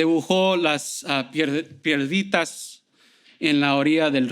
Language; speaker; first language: Spanish; early bilingual, heritage; Spanish